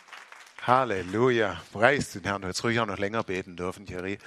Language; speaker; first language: German; native; German